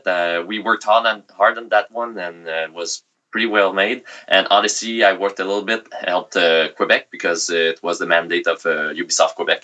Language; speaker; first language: English; non-native, fluent; French